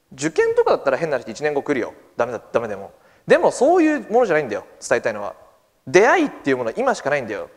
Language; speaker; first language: Japanese; native; Japanese